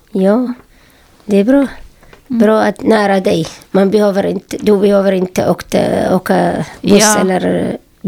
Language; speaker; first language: Swedish; non-native, learner; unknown